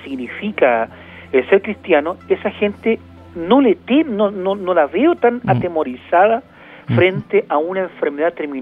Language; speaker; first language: Spanish; native; Spanish